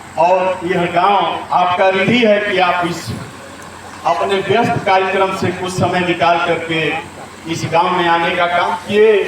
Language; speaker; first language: Hindi; native; Hindi